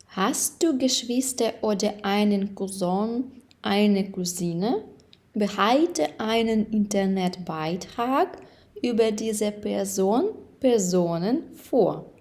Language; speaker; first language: German; non-native, fluent; Ukrainian